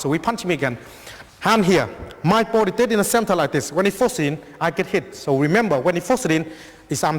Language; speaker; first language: English; non-native, fluent; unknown